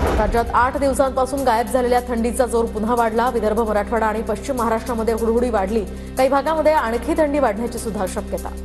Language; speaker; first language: Marathi; native; Marathi